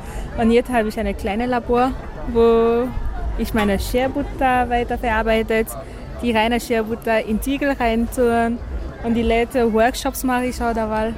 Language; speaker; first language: German; non-native, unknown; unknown